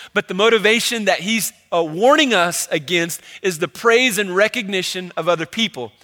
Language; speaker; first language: English; native; English